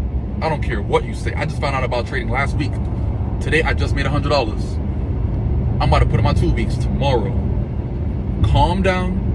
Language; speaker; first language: English; native; English